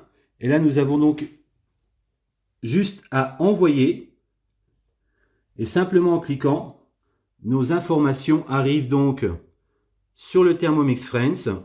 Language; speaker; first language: French; native; French